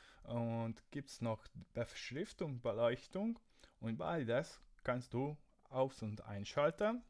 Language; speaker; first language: German; non-native, learner; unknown